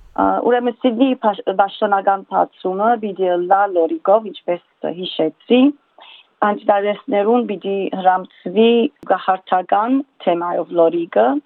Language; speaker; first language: Armenian; early bilingual, heritage; Armenian